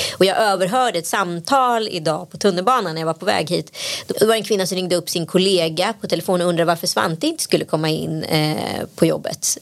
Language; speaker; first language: Swedish; native; Swedish